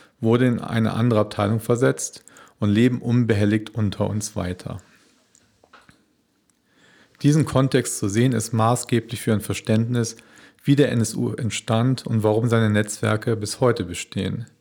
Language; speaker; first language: German; native; German